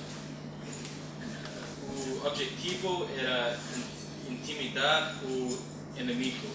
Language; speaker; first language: Portuguese; non-native, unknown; English